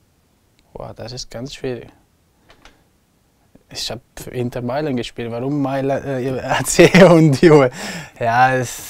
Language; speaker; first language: German; non-native, learner; Italian